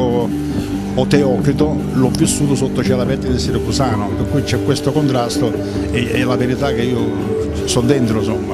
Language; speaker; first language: Italian; native; Italian